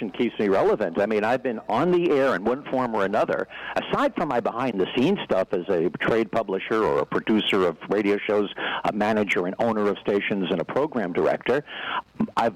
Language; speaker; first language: English; native; English